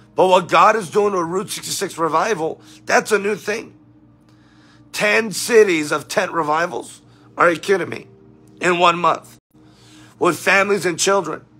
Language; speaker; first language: English; native; English